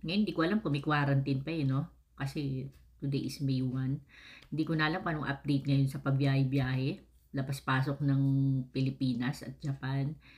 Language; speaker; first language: Filipino; native; Filipino